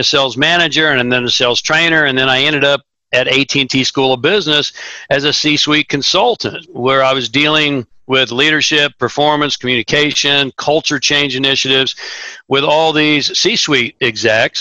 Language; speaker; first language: English; native; English